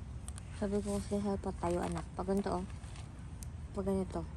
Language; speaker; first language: Filipino; non-native, local second language; Iloko